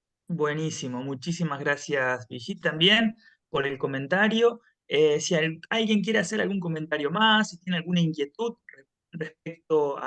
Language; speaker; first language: Spanish; native; Spanish